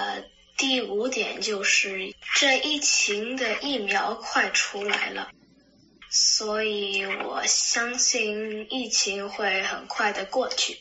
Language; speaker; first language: Chinese; early bilingual, heritage; Chinese